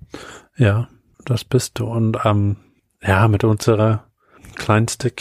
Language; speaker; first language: German; non-native, fluent; Bulgarian